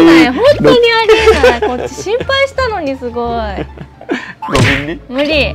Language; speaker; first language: Japanese; native; Japanese